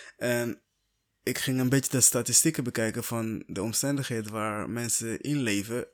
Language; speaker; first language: Dutch; non-native, fluent; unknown